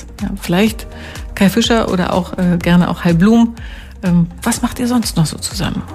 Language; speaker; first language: German; native; German